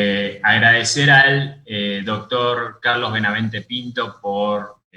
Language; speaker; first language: Spanish; native; Spanish